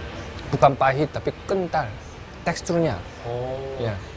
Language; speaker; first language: Indonesian; non-native, fluent; Korean